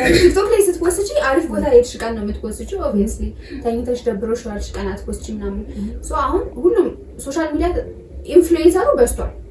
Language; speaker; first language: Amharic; native; Amharic